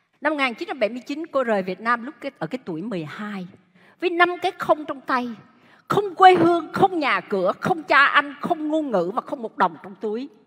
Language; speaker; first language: Vietnamese; native; Vietnamese